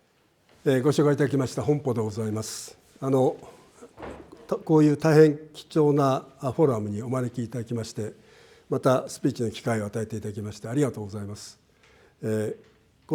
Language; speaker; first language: Japanese; native; Japanese